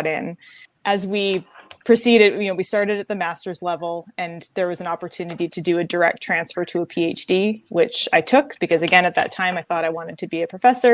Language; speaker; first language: English; native; English